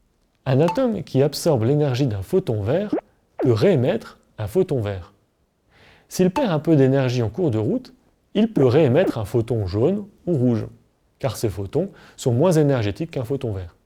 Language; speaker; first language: French; native; French